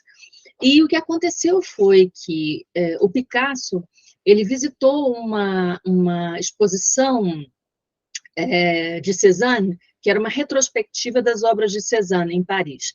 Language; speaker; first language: Portuguese; native; Portuguese